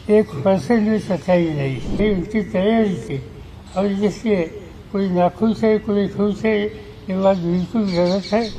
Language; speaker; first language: Hindi; non-native, local second language; Marathi